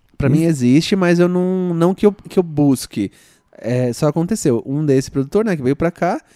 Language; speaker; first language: Portuguese; native; Portuguese